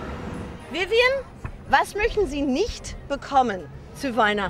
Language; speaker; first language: German; non-native, learner; English